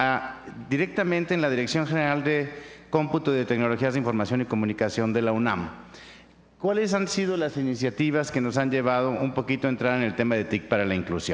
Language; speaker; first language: Spanish; native; Spanish